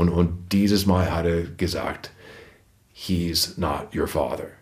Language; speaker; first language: German; non-native, fluent; English